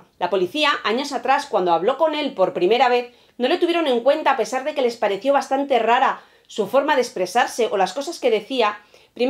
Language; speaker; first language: Spanish; native; Spanish